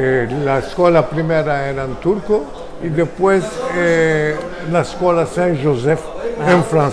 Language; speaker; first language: Spanish; early bilingual, heritage; Ladino